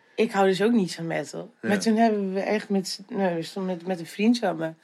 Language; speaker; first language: Dutch; native; Dutch